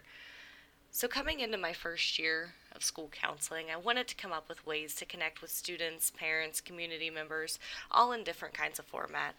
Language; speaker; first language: English; native; English